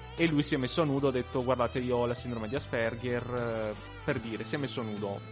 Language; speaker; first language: Italian; native; Italian